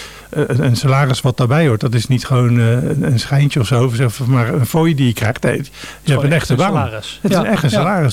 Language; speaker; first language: Dutch; native; Dutch